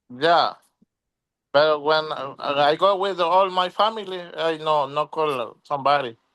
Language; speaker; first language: English; non-native, learner; Spanish